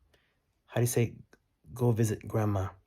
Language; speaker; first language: English; early bilingual, other home language; Vietnamese